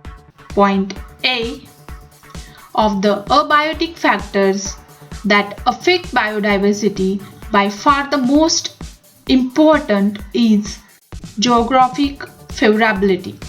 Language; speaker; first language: English; non-native, local second language; Marathi